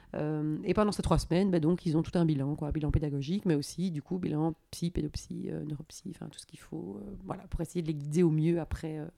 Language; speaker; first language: French; native; French